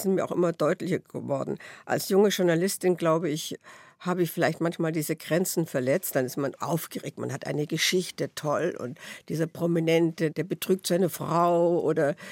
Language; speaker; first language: German; native; German